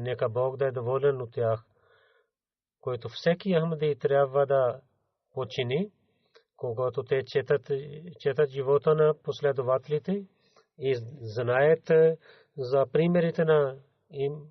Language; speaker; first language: Bulgarian; non-native, fluent; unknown